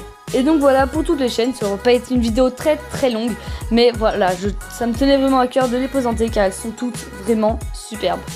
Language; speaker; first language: French; native; French